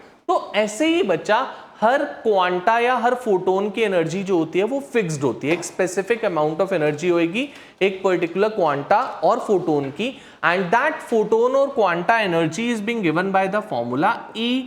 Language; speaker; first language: Hindi; native; Hindi